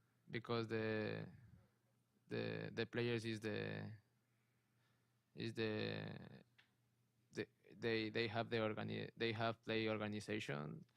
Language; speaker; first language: English; non-native, learner; Spanish